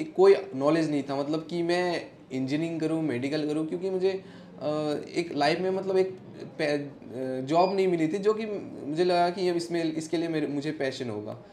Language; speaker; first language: Hindi; non-native, local second language; Assamese